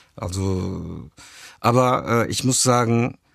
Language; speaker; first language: German; early bilingual, other home language; Turkish